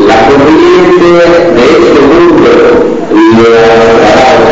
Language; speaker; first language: Spanish; native; Spanish